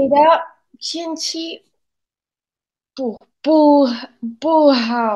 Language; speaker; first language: Chinese; non-native, learner; Spanish